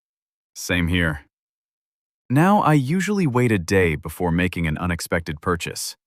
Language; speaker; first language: English; native; English